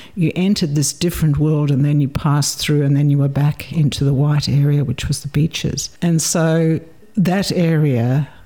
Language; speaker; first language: English; native; English